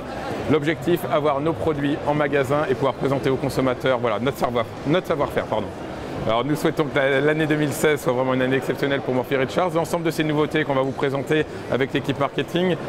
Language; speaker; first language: French; native; French